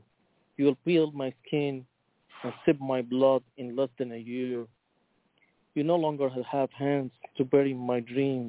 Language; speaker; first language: English; non-native, fluent; Arabic